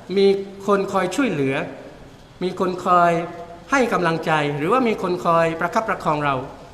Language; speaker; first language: Thai; non-native, local second language; Malay